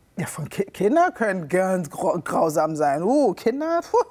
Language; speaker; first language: German; early bilingual, other home language; Akan